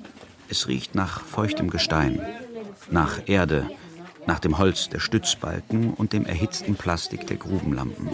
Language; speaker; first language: German; early bilingual, other home language; Bosnian